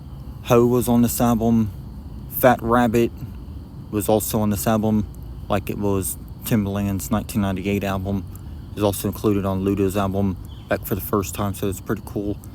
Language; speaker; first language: English; native; English